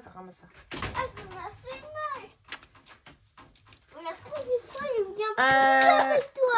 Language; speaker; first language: French; early bilingual, other home language; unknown